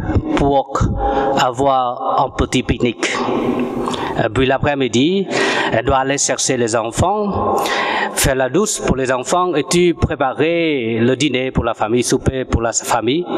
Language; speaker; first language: French; non-native, fluent; Vietnamese